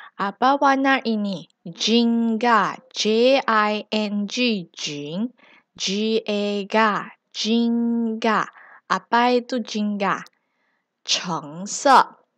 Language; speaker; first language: Malay; non-native, local second language; Chinese